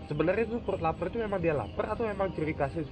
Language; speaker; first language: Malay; non-native, local second language; Balinese